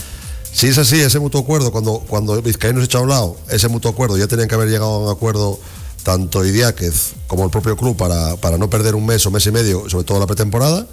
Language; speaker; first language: Spanish; native; Spanish